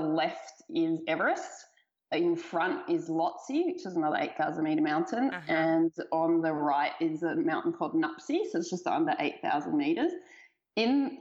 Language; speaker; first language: English; native; English